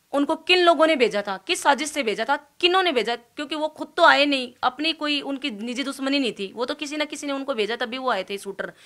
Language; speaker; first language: Hindi; native; Hindi